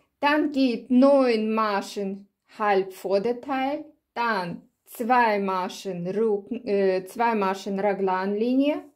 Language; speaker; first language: German; non-native, learner; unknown